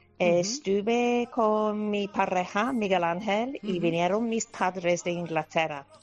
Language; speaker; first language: Spanish; non-native, fluent; English